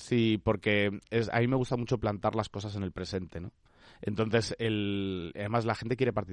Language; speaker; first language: Spanish; native; Spanish